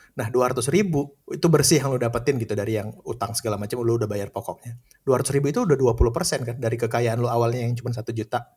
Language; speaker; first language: Indonesian; native; Indonesian